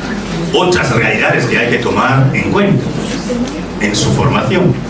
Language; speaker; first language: Spanish; non-native, fluent; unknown